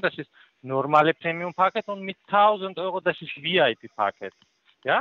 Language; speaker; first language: German; non-native, fluent; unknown